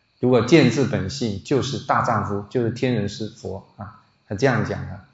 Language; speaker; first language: Chinese; non-native, local second language; Min Nan Chinese